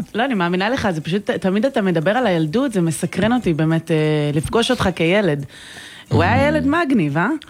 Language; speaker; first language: Hebrew; native; Hebrew